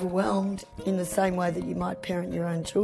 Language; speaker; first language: English; native; English